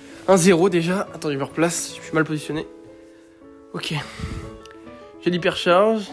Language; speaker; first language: French; native; French